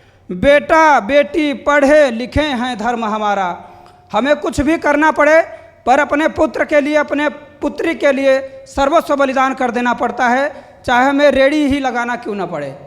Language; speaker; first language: Hindi; native; Hindi